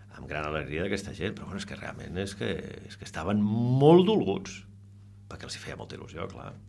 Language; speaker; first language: Catalan; non-native, local second language; Spanish